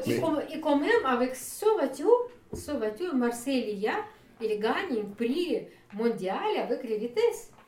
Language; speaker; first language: French; non-native, learner; Russian